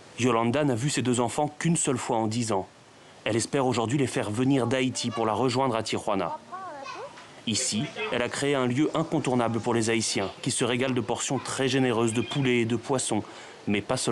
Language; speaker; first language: French; native; French